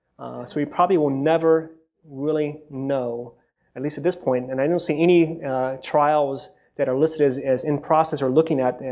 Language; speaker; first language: English; native; English